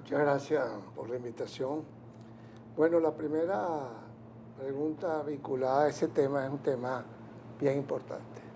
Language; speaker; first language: Spanish; native; Spanish